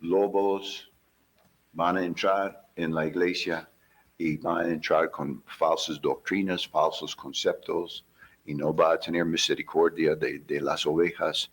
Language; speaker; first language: Spanish; non-native, fluent; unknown